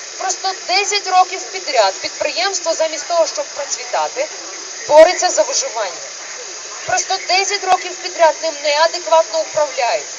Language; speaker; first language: Ukrainian; native; Ukrainian